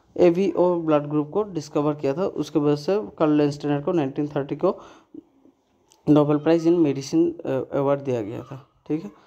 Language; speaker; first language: Hindi; non-native, local second language; Bangla